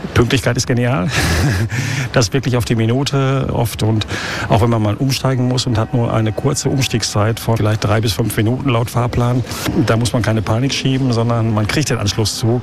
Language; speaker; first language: German; native; German